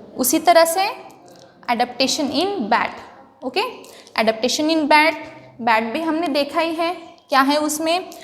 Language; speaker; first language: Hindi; non-native, local second language; Marathi